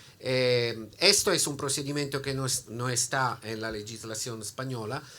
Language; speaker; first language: Spanish; non-native, learner; Italian